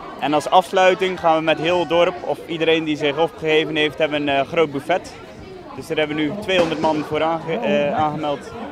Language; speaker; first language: Dutch; native; Dutch